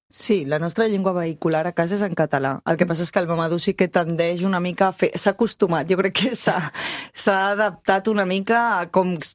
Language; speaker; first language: Catalan; native; Catalan